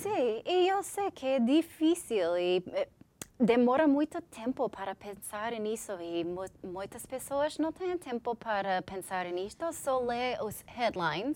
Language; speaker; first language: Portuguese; non-native, learner; English